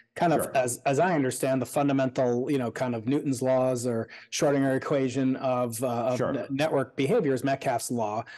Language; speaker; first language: English; native; English